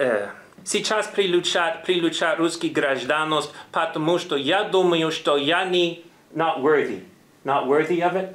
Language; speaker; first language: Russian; non-native, learner; English